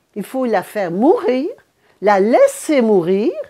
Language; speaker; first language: French; native; French